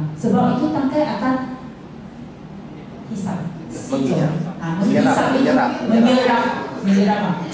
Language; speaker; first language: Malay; non-native, local second language; Chinese